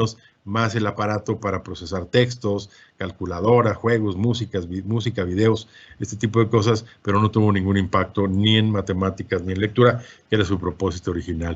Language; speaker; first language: Spanish; native; Spanish